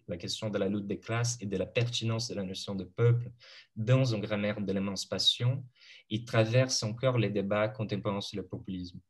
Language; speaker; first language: French; non-native, fluent; Portuguese